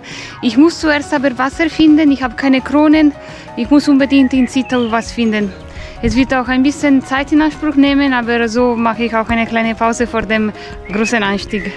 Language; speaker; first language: German; non-native, fluent; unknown